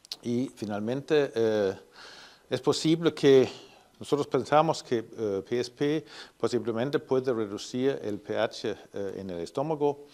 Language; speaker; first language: Spanish; non-native, fluent; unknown